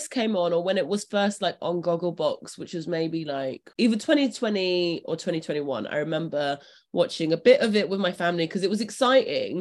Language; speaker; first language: English; native; English